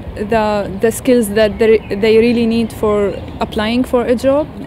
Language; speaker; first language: English; non-native, fluent; Arabic